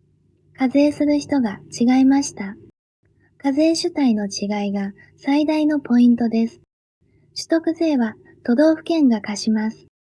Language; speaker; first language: Japanese; native; Japanese